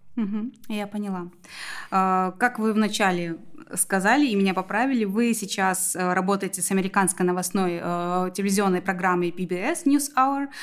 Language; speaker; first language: Russian; native; Russian